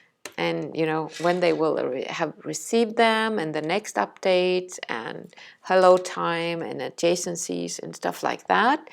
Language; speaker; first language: English; non-native, fluent; Danish